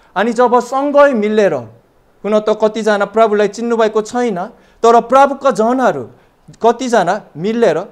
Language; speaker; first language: Nepali; non-native, fluent; Korean